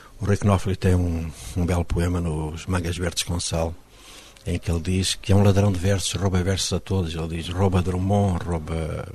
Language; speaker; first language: Portuguese; native; Portuguese